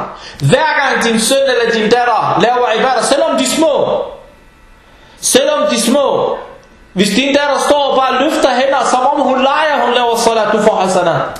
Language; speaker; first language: Danish; non-native, fluent; Arabic